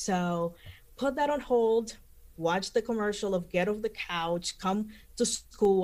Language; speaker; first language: English; non-native, fluent; Spanish